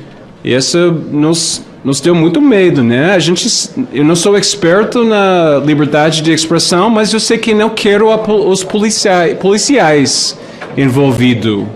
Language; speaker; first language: Portuguese; non-native, fluent; English